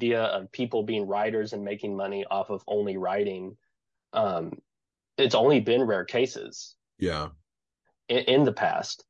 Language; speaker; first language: English; native; English